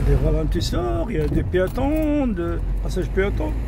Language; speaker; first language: French; non-native, local second language; Arabic